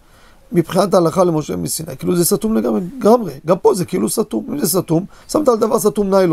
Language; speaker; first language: Hebrew; native; Hebrew